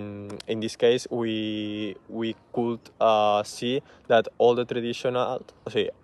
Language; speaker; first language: English; non-native, learner; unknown